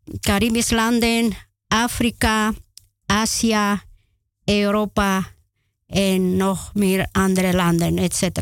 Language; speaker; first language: Dutch; non-native, learner; Spanish